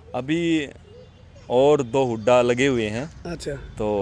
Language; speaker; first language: Hindi; native; Hindi